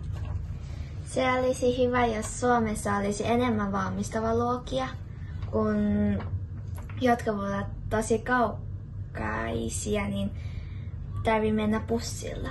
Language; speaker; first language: Finnish; non-native, learner; Korean